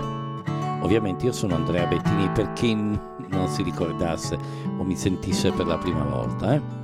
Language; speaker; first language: Italian; native; Italian